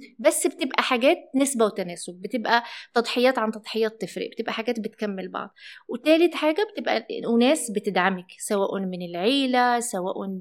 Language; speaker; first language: Arabic; early bilingual, heritage; Arabic